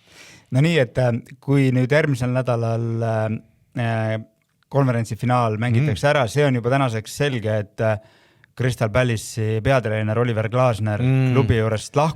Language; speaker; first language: Estonian; native; Estonian